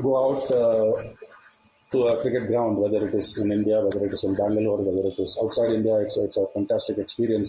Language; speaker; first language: English; non-native, local second language; Tamil